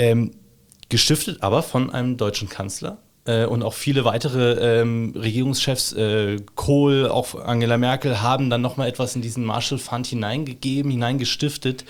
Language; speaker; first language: German; native; German